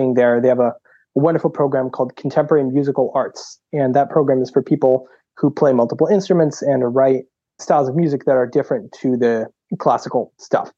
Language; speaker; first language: English; native; English